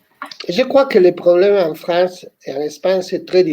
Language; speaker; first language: French; non-native, fluent; Spanish